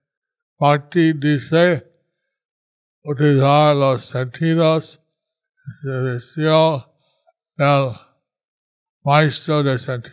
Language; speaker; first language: Spanish; non-native, learner; English